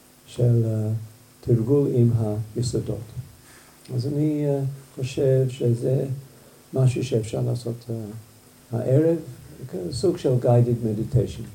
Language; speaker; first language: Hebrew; non-native, fluent; English